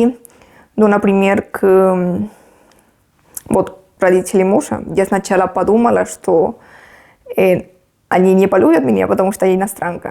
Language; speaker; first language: Russian; non-native, fluent; Spanish